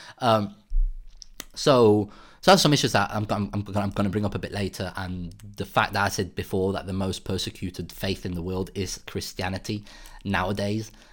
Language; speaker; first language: English; native; English